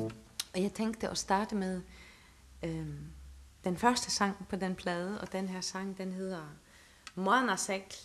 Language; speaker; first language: Danish; non-native, local second language; Faroese